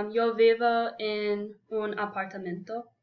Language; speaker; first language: Spanish; non-native, learner; English